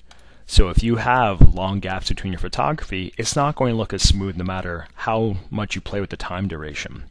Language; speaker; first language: English; native; English